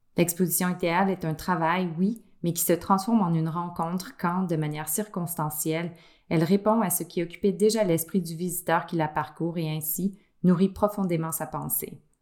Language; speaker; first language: French; native; French